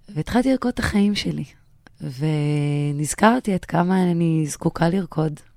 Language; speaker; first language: Hebrew; native; Hebrew